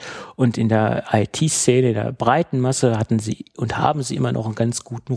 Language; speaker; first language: German; native; German